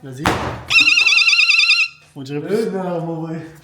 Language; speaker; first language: French; native; French